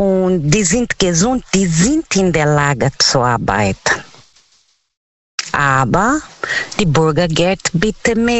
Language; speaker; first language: German; non-native, learner; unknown